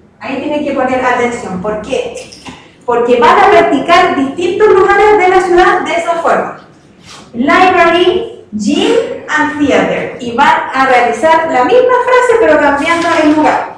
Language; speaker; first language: Spanish; native; Spanish